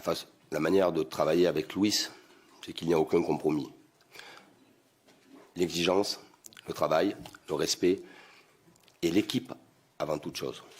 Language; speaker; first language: French; native; French